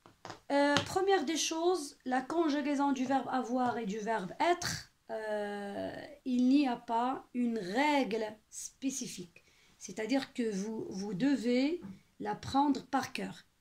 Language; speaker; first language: French; non-native, local second language; Arabic